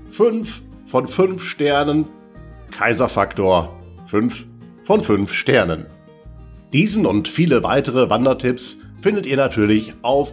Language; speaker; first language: German; native; German